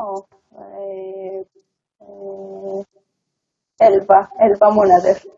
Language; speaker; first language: Swedish; non-native, learner; Spanish